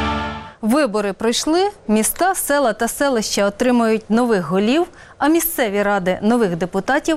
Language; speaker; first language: Ukrainian; native; Ukrainian